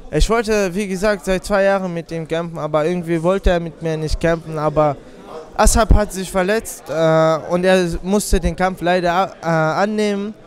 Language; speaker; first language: German; non-native, fluent; Russian